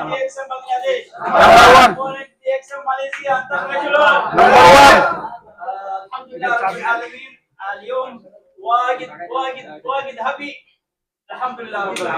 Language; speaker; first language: Arabic; non-native, learner; Urdu